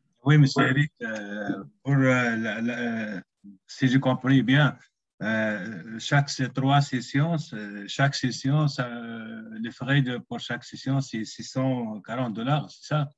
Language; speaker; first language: French; non-native, local second language; Arabic